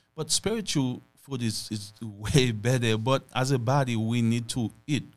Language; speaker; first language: English; non-native, fluent; Haitian Creole